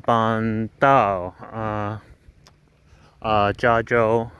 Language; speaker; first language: Chinese; non-native, learner; English